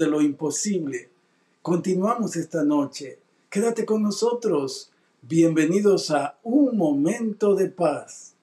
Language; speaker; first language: Spanish; native; Spanish